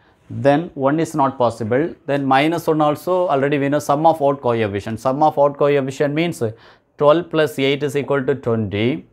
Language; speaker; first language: English; non-native, local second language; Tamil